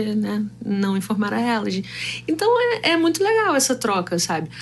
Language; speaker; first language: Portuguese; native; Portuguese